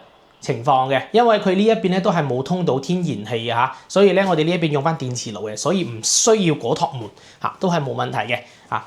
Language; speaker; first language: Cantonese; native; Cantonese